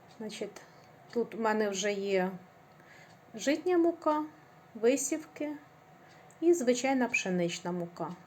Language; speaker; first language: Ukrainian; native; Ukrainian